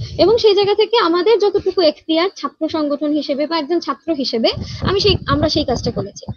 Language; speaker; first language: Bangla; native; Bangla